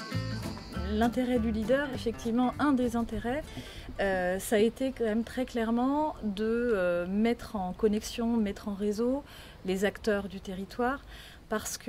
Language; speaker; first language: French; native; French